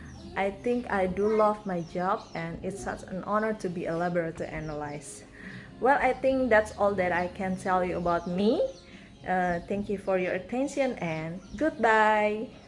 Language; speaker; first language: English; non-native, learner; Indonesian